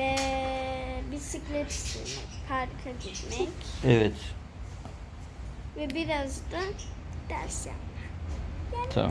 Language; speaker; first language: Turkish; early bilingual, heritage; Turkish